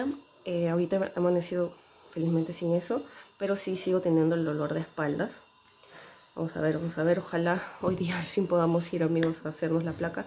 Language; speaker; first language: Spanish; native; Spanish